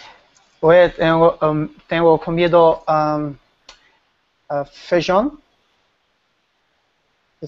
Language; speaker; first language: Spanish; non-native, learner; Portuguese